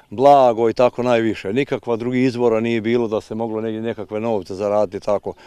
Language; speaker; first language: Croatian; native; Croatian